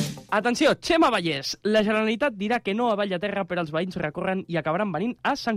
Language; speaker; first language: Catalan; native; Catalan